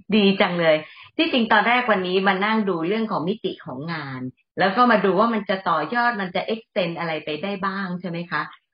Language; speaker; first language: Thai; native; Thai